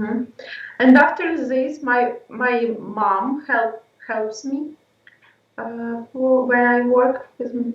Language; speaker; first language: English; non-native, learner; Ukrainian